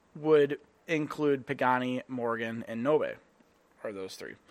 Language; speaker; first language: English; native; English